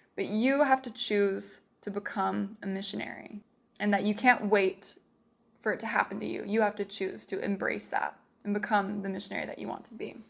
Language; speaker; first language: English; native; English